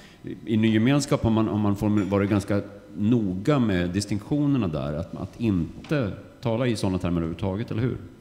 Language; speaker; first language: Swedish; native; Swedish